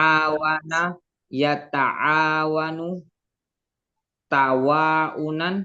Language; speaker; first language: Arabic; non-native, learner; Indonesian